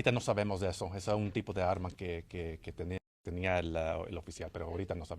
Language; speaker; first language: Spanish; early bilingual, heritage; English